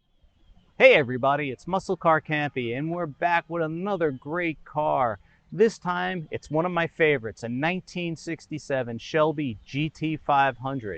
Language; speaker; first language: English; native; English